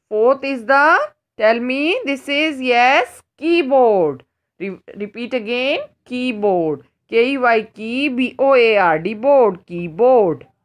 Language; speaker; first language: English; non-native, local second language; Hindi